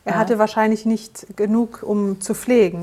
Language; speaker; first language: German; native; German